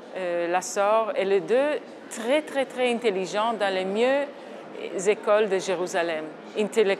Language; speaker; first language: French; non-native, fluent; Hebrew